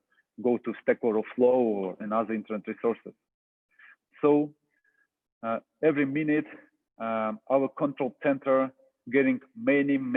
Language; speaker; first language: English; non-native, fluent; Russian